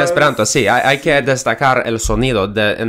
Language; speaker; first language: Spanish; non-native, fluent; English